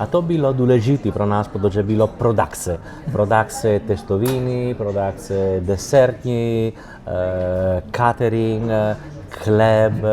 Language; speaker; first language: Czech; non-native, learner; Italian